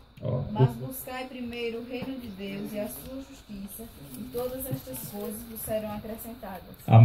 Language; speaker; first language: Portuguese; native; Portuguese